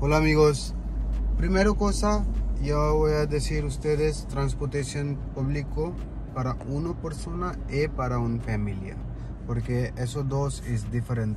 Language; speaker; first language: Spanish; non-native, learner; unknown